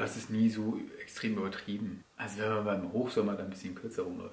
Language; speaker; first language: German; native; German